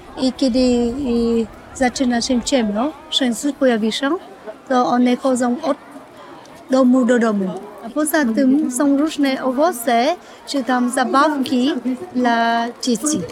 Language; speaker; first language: Polish; non-native, learner; Vietnamese